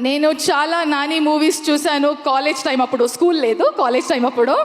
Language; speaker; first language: Telugu; non-native, learner; Kannada